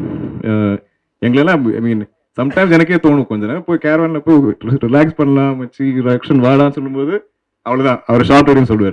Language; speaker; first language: Tamil; non-native, local second language; Malayalam